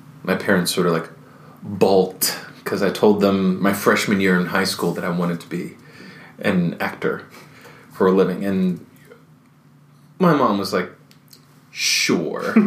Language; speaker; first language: English; native; English